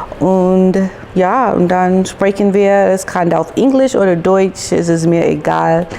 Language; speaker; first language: German; non-native, learner; English